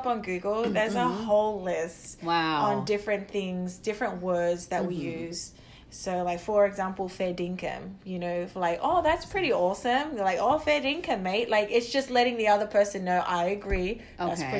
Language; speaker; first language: English; native; English